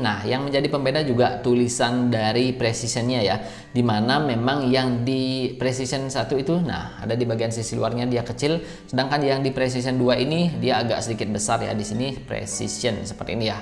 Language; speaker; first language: Indonesian; native; Indonesian